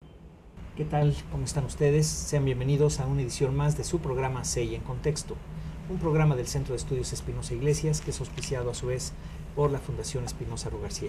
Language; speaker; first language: Spanish; native; Spanish